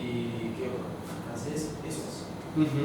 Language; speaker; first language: Spanish; non-native, fluent; Italian